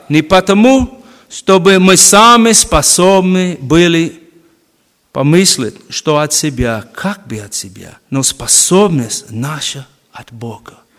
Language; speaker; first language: Russian; non-native, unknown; English